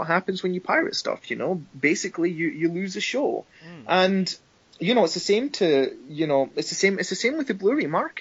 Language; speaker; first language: English; native; English